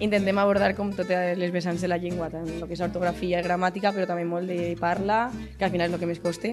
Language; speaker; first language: Catalan; native; Catalan